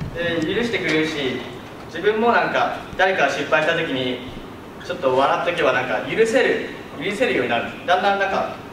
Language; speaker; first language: Japanese; native; Japanese